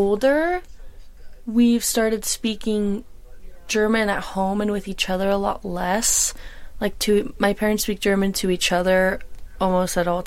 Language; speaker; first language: English; non-native, local second language; German